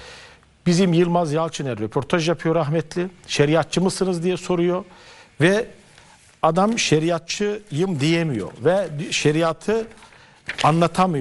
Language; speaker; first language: Turkish; native; Turkish